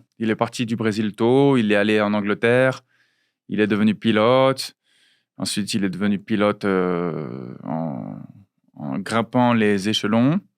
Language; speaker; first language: French; non-native, fluent; Portuguese